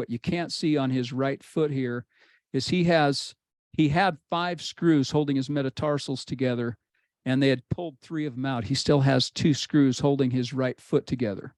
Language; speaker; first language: English; native; English